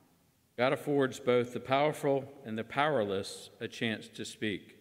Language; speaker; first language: English; native; English